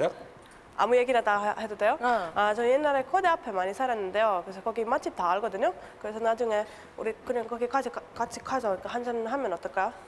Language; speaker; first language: Korean; non-native, fluent; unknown